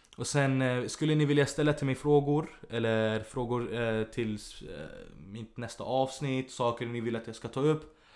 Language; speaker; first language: Swedish; early bilingual, other home language; Arabic